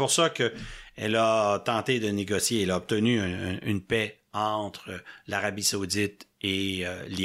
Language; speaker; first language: French; native; French